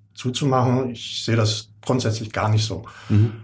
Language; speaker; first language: German; native; German